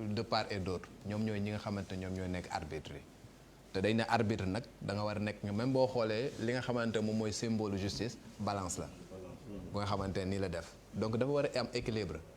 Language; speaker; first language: Wolof; native; Wolof